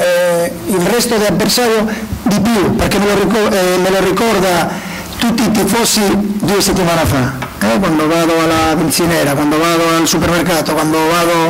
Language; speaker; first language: Italian; non-native, learner; Spanish